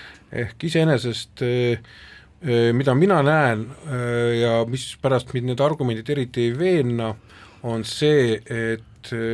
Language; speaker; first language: Estonian; native; Estonian